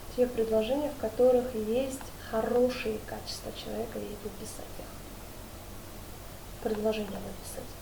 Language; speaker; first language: Russian; non-native, local second language; Kyrgyz